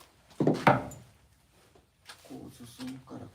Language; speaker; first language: Japanese; native; Japanese